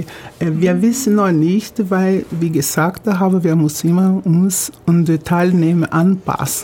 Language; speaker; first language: German; non-native, fluent; Portuguese